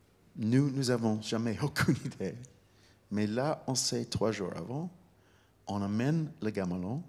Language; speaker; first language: French; non-native, fluent; English